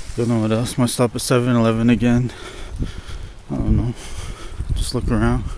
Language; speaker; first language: English; native; English